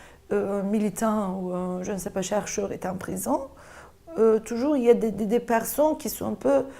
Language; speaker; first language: French; non-native, fluent; Turkish